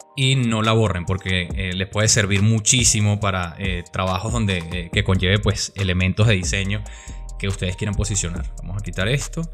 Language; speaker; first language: Spanish; native; Spanish